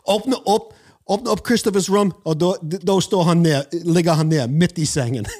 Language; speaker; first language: Norwegian; non-native, fluent; English